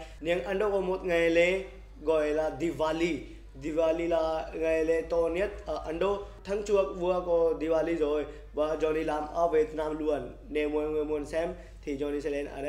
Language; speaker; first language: Vietnamese; non-native, learner; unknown